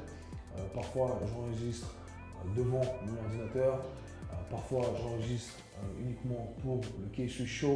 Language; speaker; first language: French; native; French